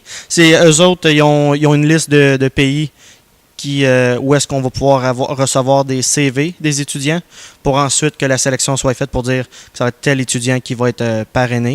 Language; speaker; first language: French; native; French